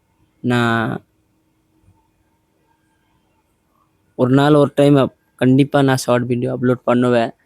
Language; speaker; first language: Tamil; non-native, learner; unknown